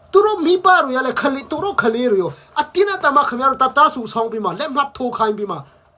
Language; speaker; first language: Burmese; non-native, local second language; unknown